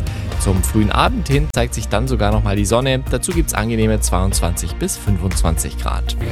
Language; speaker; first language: German; native; German